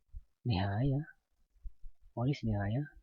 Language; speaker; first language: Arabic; non-native, learner; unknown